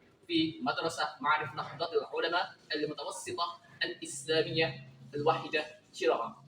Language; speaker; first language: Arabic; non-native, fluent; Indonesian